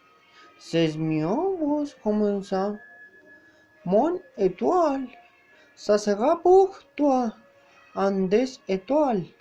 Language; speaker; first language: French; non-native, learner; Spanish